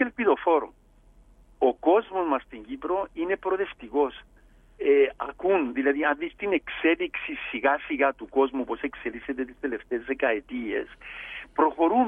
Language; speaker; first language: Greek; native; Greek